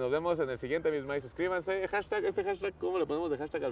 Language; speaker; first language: Spanish; native; Spanish